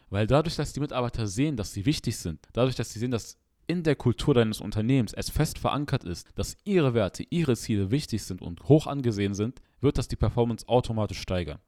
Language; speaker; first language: German; early bilingual, other home language; Arabic